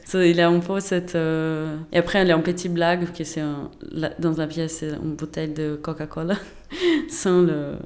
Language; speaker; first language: French; non-native, fluent; Portuguese